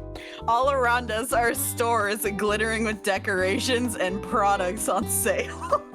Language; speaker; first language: English; native; English